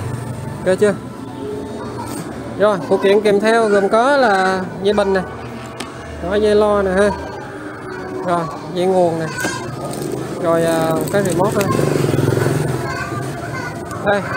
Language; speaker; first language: Vietnamese; native; Vietnamese